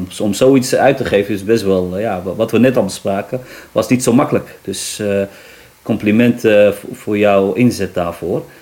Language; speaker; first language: Dutch; early bilingual, other home language; Riffian